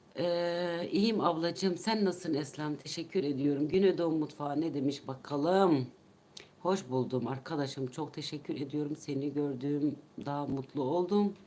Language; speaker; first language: Turkish; non-native, local second language; Kurdish